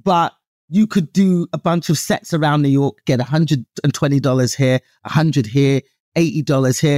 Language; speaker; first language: English; native; English